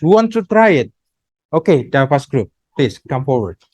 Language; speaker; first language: English; non-native, fluent; Indonesian